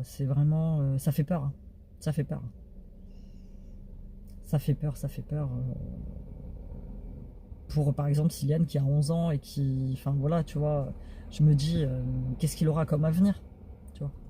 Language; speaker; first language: French; native; French